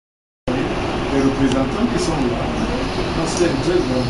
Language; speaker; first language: French; non-native, local second language; Wolof